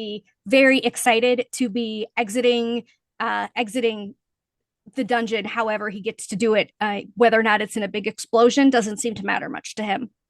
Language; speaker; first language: English; native; English